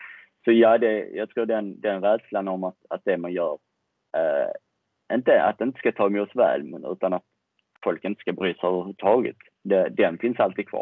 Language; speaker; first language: Swedish; native; Swedish